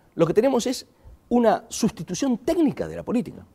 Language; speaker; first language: Spanish; native; Spanish